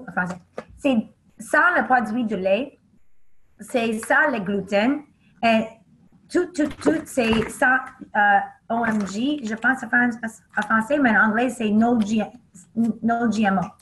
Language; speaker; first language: French; non-native, learner; English